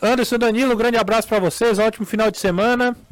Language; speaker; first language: Portuguese; native; Portuguese